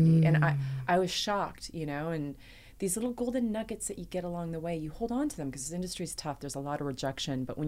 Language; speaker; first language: English; native; English